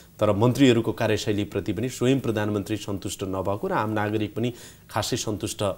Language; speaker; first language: Nepali; native; Nepali